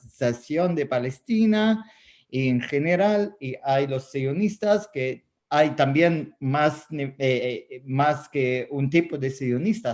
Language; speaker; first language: Spanish; non-native, fluent; Arabic